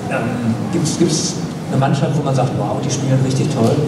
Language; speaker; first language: German; native; German